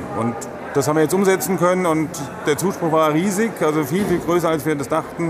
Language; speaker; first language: German; native; German